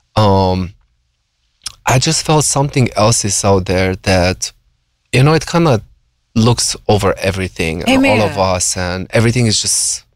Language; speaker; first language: English; non-native, fluent; Slovenian